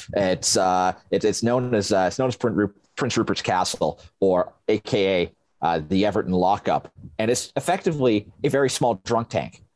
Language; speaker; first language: English; native; English